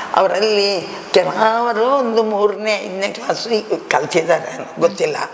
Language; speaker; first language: Kannada; non-native, local second language; Tulu